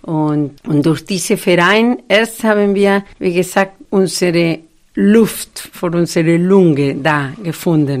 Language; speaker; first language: German; non-native, fluent; Spanish